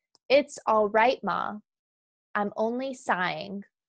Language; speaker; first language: English; native; English